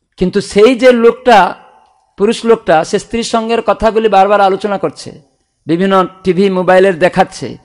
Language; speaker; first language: Bangla; non-native, fluent; Odia